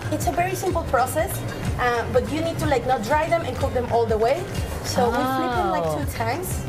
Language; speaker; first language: English; non-native, fluent; Spanish